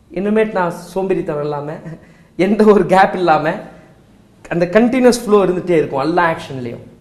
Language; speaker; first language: Tamil; non-native, local second language; Marwari